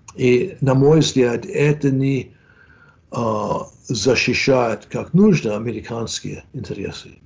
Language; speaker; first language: Russian; non-native, fluent; English